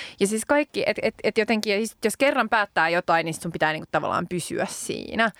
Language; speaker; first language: Finnish; non-native, local second language; Swedish